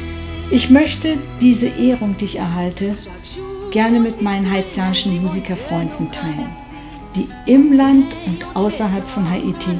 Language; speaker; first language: German; non-native, fluent; Haitian Creole